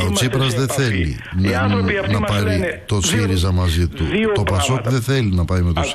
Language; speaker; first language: Greek; native; Greek